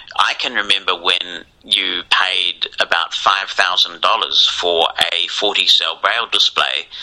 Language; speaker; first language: English; native; English